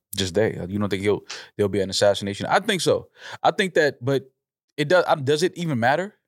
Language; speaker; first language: English; native; English